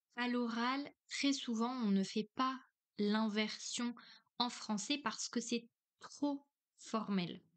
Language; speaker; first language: French; native; French